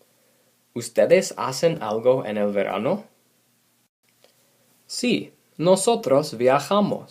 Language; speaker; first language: Spanish; non-native, fluent; English